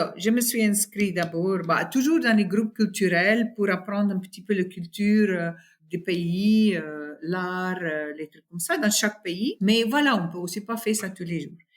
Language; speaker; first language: French; non-native, fluent; Afrikaans